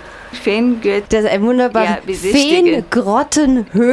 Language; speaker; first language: German; native; German